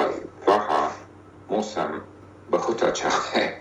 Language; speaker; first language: Hindi; non-native, learner; English